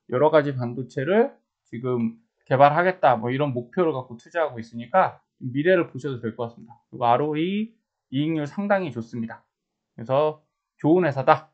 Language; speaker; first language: Korean; native; Korean